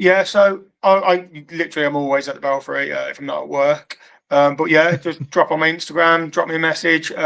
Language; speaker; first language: English; native; English